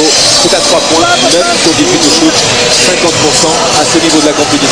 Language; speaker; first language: French; native; French